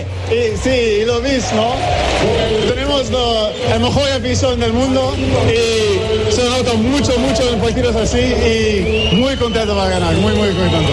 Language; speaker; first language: Spanish; non-native, learner; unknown